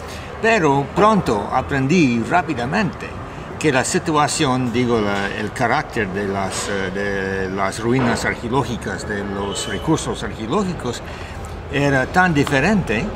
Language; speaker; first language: Spanish; non-native, fluent; English